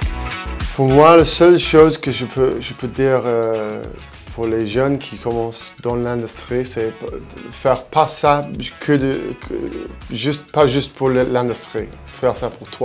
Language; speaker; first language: French; non-native, fluent; English